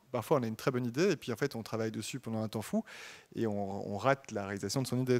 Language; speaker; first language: French; native; French